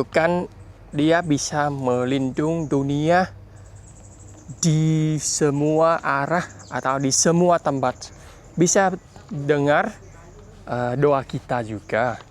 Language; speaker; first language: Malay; non-native, fluent; Vietnamese